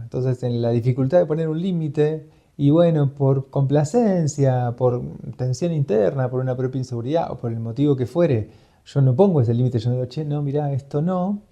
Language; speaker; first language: Spanish; native; Spanish